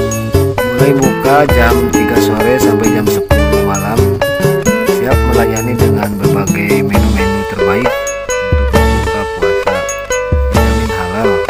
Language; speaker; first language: Indonesian; non-native, local second language; Sundanese